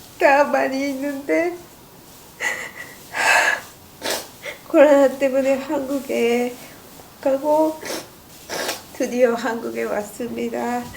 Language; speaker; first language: Korean; non-native, learner; Japanese